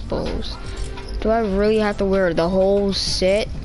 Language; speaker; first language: English; native; English